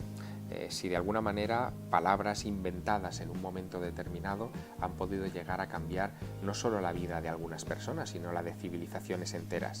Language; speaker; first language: Spanish; native; Spanish